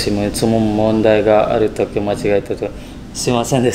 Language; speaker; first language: Japanese; non-native, learner; Indonesian